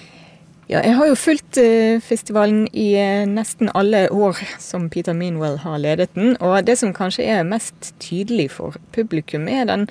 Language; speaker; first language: Norwegian; native; Norwegian